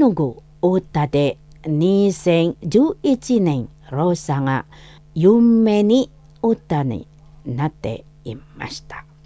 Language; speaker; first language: Japanese; non-native, fluent; Indonesian